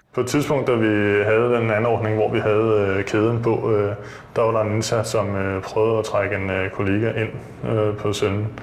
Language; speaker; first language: Danish; native; Danish